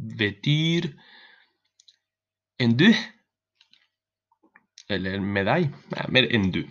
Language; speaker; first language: Norwegian; non-native, learner; Spanish